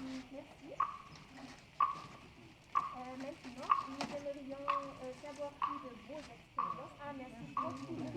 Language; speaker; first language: French; non-native, fluent; German